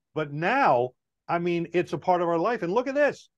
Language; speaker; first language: English; native; English